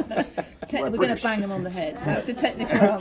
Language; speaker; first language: English; native; English